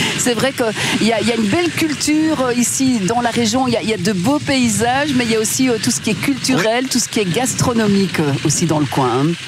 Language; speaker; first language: French; native; French